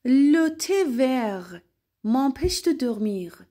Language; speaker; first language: French; non-native, fluent; Persian